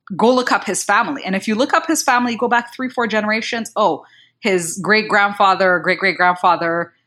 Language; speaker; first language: English; non-native, local second language; Kinyarwanda